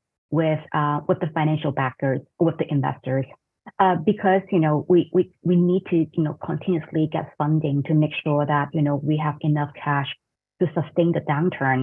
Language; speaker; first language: English; non-native, fluent; Cantonese